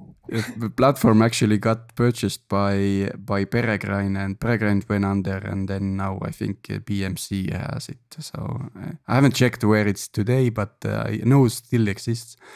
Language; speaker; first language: English; non-native, fluent; Estonian